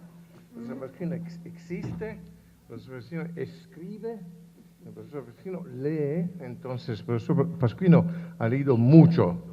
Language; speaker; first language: Spanish; non-native, fluent; Italian